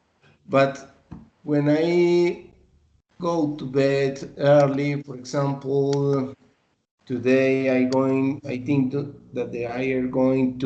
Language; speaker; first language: English; non-native, learner; Spanish